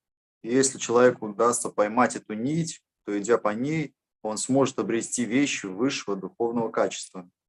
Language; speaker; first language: Russian; native; Russian